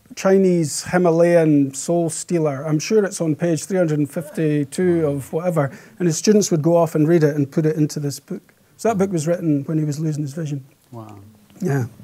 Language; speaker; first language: English; native; English